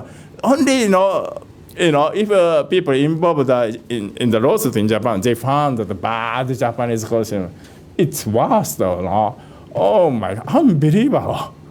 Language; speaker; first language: English; non-native, fluent; Japanese